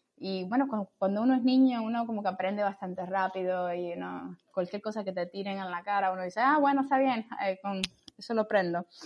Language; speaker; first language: Spanish; native; Spanish